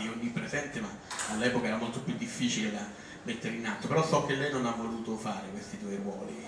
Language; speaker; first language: Italian; native; Italian